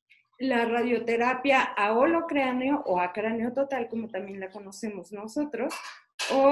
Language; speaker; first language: Spanish; native; Spanish